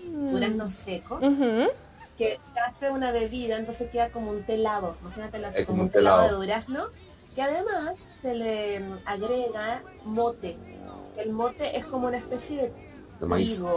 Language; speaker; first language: Spanish; native; Spanish